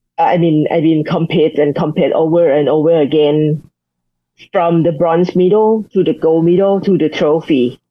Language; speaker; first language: English; non-native, learner; Thai